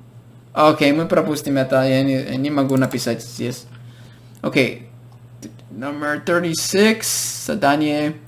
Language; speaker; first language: Russian; non-native, fluent; English